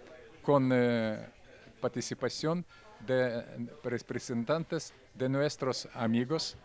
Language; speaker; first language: Spanish; non-native, fluent; Russian